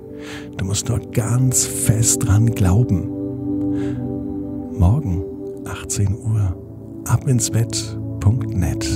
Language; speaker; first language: German; native; German